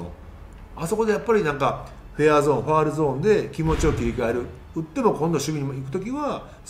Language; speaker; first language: Japanese; native; Japanese